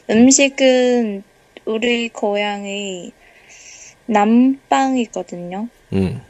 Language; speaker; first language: Korean; non-native, learner; Chinese